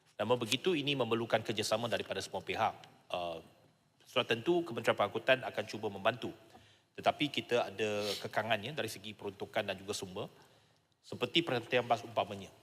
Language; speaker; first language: Malay; non-native, local second language; Chinese